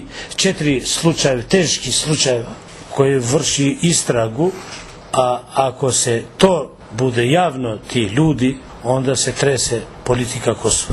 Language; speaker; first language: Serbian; non-native, local second language; Albanian